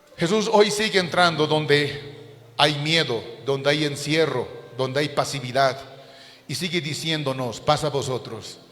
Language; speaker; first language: Spanish; native; Spanish